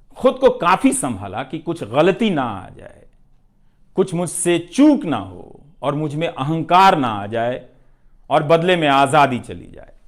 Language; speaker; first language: Hindi; non-native, local second language; Bhojpuri